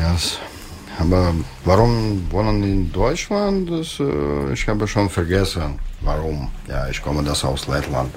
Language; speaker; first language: German; non-native, learner; Russian